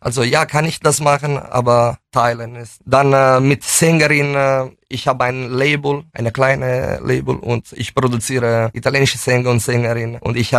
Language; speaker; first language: German; non-native, fluent; Italian